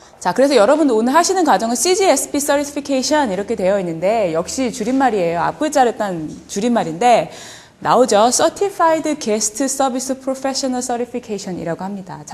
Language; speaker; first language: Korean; early bilingual, heritage; Korean